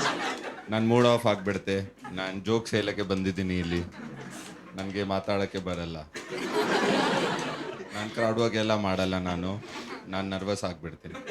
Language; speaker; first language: Kannada; non-native, learner; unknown